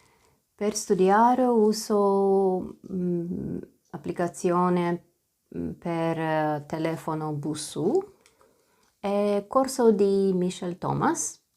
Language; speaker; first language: Italian; non-native, learner; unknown